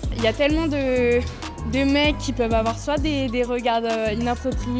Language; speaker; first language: French; native; French